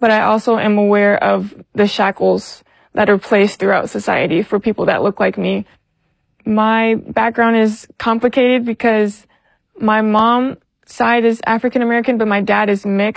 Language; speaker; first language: English; native; English